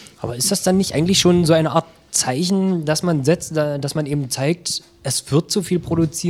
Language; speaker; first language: German; native; German